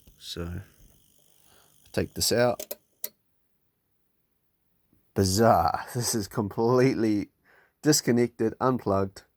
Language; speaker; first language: English; native; English